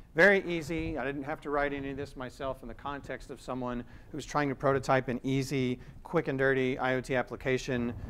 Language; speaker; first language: English; native; English